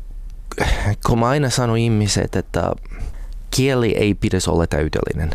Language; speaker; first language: Finnish; non-native, learner; English